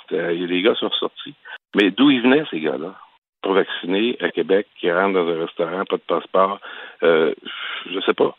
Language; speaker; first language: French; native; French